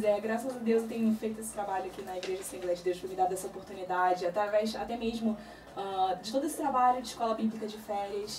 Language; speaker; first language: Portuguese; native; Portuguese